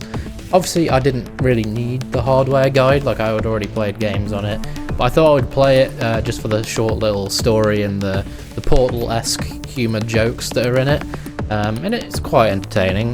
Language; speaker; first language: English; native; English